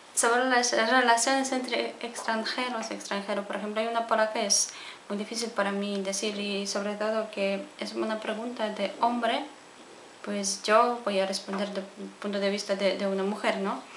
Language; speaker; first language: Spanish; non-native, fluent; Polish